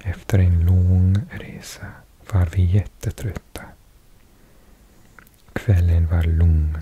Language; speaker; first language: Swedish; non-native, learner; English